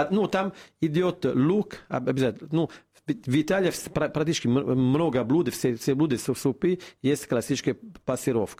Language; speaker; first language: Russian; non-native, fluent; Italian